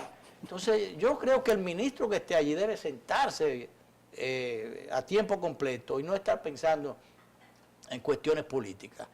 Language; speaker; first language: Spanish; native; Spanish